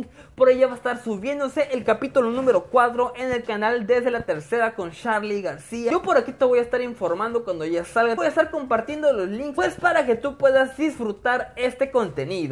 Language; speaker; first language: Spanish; native; Spanish